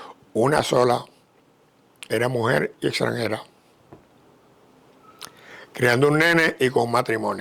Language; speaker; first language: Spanish; native; Spanish